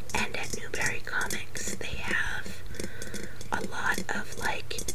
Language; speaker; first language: English; native; English